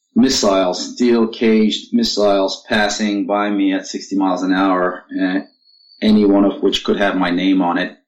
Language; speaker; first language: English; non-native, fluent; Turkish